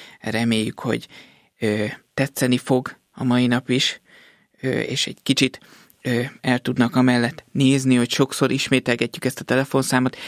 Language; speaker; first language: Hungarian; native; Hungarian